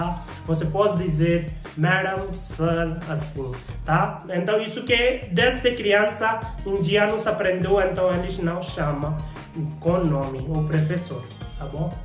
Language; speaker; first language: Portuguese; non-native, learner; Hindi